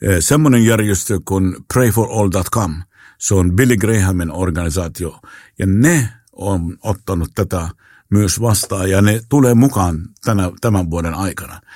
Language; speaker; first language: Finnish; non-native, fluent; Arabic